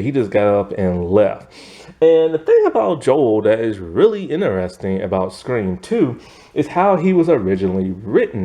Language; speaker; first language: English; native; English